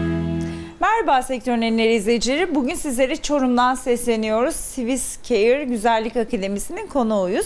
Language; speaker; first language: Turkish; native; Turkish